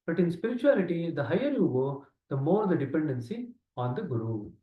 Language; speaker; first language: English; non-native, local second language; Kannada